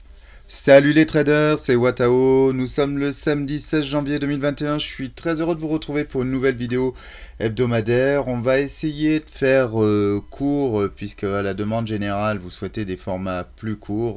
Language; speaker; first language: French; native; French